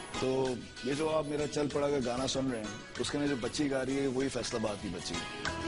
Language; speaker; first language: Urdu; native; Urdu